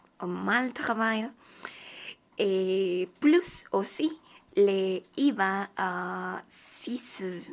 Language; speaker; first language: French; non-native, learner; Spanish